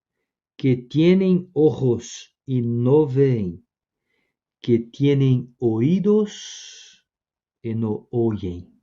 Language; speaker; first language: Spanish; non-native, fluent; Portuguese